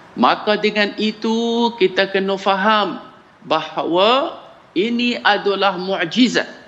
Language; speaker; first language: Malay; non-native, fluent; Arabic